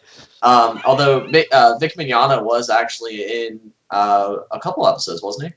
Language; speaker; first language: English; native; English